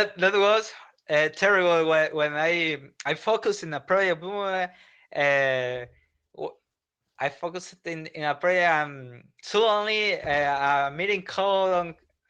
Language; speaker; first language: English; non-native, learner; Spanish